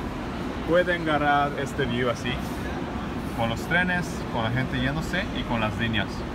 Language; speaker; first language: Spanish; early bilingual, heritage; Spanish